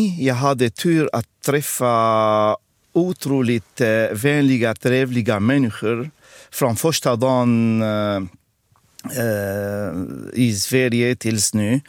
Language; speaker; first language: Swedish; non-native, fluent; Arabic